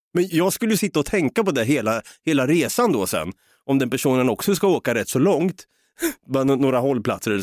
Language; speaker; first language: Swedish; native; Swedish